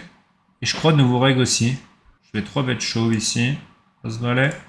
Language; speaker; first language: French; native; French